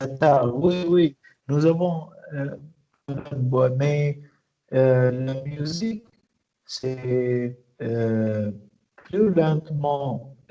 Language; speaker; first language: French; non-native, learner; Arabic